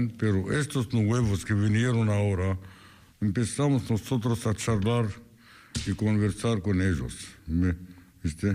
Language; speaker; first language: Spanish; non-native, fluent; Arabic